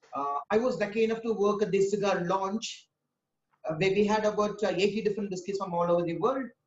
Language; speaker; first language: English; non-native, local second language; Tamil